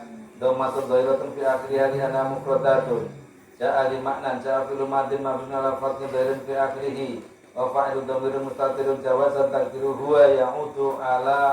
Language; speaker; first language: Arabic; non-native, fluent; Javanese